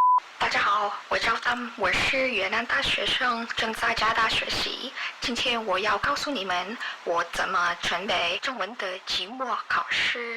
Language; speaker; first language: Chinese; non-native, learner; Vietnamese